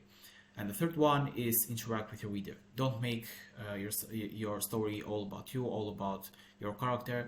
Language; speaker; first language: English; non-native, fluent; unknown